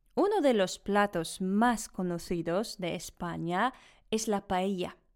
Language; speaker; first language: Spanish; non-native, fluent; Polish